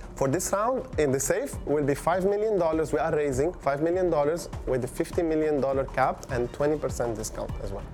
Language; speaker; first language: English; non-native, fluent; Arabic